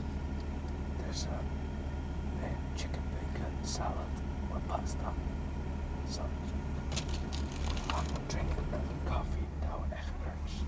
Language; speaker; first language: English; non-native, fluent; Dutch